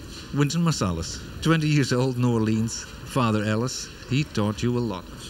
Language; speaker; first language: English; non-native, fluent; Dutch